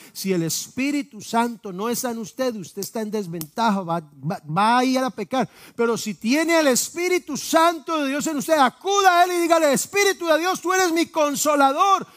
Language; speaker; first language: Spanish; native; Spanish